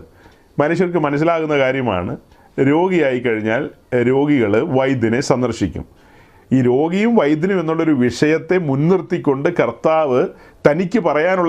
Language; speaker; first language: Malayalam; native; Malayalam